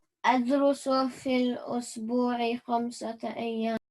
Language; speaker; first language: Arabic; non-native, learner; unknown